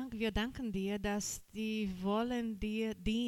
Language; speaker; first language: German; non-native, learner; Portuguese